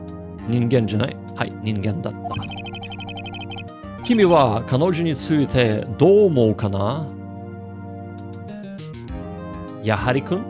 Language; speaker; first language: Japanese; non-native, learner; English